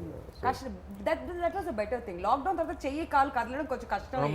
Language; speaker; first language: Telugu; native; Telugu